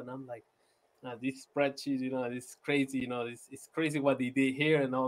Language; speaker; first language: English; non-native, fluent; Spanish